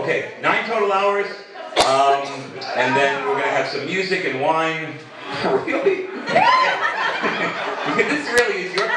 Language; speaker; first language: English; native; English